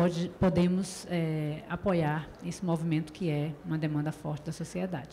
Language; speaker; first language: Portuguese; native; Portuguese